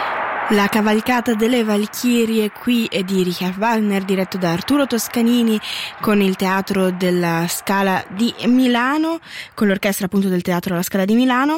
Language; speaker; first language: Italian; native; Italian